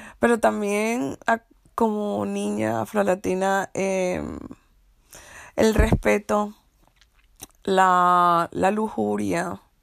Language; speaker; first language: Spanish; non-native, local second language; English